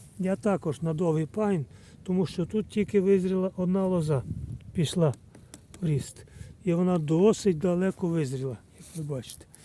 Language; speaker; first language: Ukrainian; native; Ukrainian